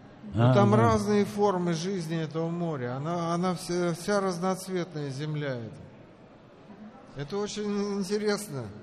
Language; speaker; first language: Russian; native; Russian